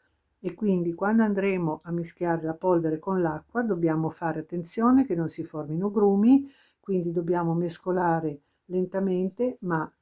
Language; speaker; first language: Italian; native; Italian